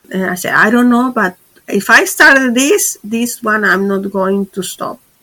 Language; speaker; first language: English; non-native, fluent; Spanish